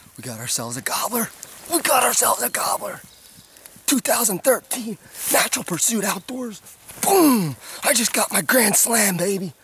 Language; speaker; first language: English; native; English